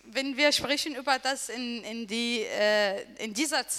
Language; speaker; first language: German; non-native, learner; Arabic